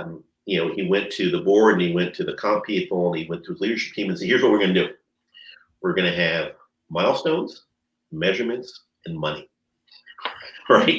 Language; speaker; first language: English; native; English